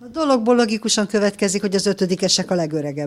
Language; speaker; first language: Hungarian; native; Hungarian